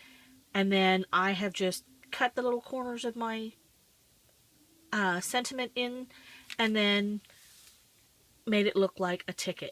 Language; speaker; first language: English; native; English